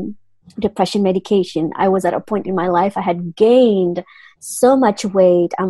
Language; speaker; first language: English; non-native, fluent; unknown